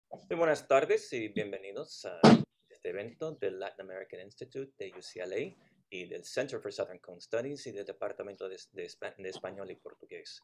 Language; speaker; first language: Spanish; non-native, fluent; English